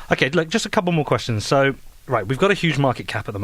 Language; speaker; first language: English; native; English